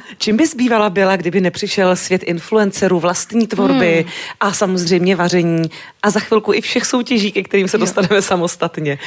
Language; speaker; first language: Czech; native; Czech